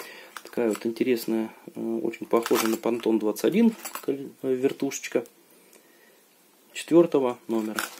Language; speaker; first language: Russian; native; Russian